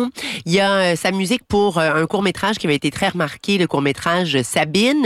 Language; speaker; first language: French; native; French